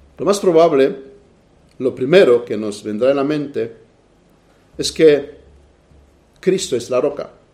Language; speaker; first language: Spanish; non-native, fluent; Romanian